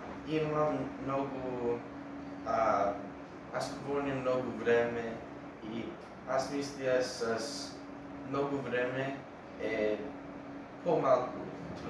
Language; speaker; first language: Bulgarian; early bilingual, heritage; English